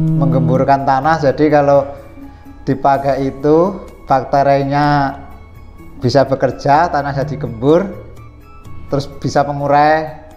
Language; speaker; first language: Indonesian; non-native, local second language; Javanese